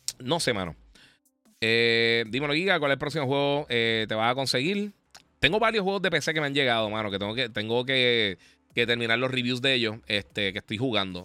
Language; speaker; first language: Spanish; native; Spanish